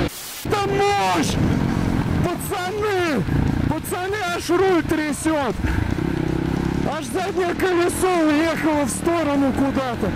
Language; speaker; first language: Russian; native; Russian